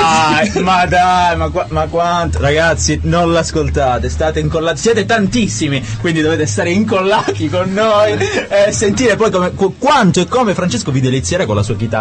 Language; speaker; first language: Italian; native; Italian